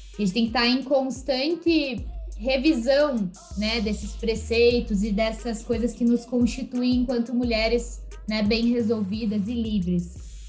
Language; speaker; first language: Portuguese; native; Portuguese